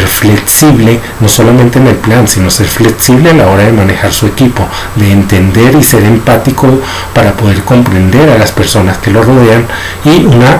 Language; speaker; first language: Spanish; native; Spanish